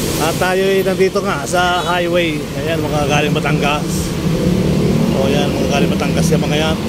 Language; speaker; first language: Filipino; native; Filipino